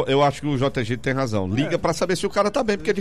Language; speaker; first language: Portuguese; native; Portuguese